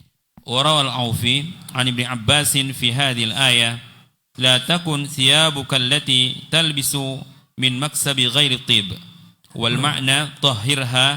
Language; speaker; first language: Arabic; non-native, fluent; Indonesian